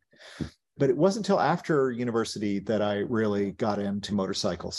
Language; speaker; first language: English; native; English